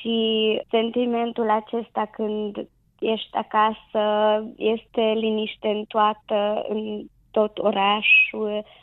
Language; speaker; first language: Romanian; non-native, local second language; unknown